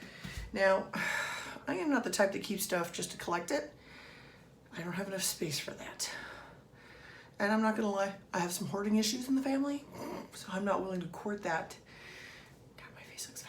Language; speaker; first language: English; native; English